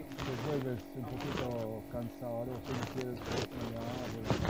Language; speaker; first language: Spanish; non-native, learner; Slovenian